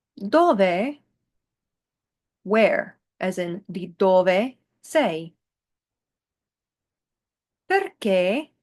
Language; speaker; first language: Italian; non-native, fluent; English